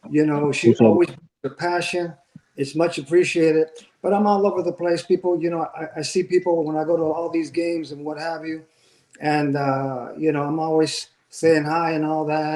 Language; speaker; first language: English; native; English